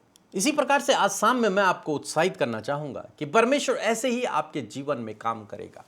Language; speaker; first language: Hindi; native; Hindi